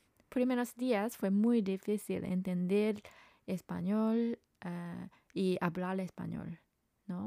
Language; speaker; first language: Spanish; non-native, learner; Japanese